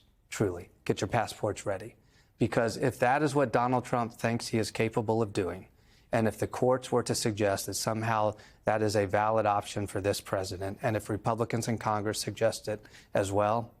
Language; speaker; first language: English; native; English